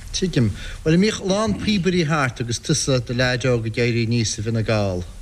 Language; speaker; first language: Irish; native; Irish